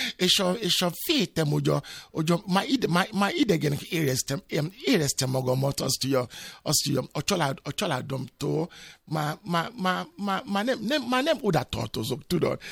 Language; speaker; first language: Hungarian; non-native, fluent; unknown